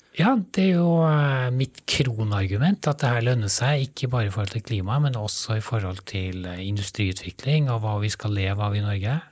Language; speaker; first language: Norwegian; native; Norwegian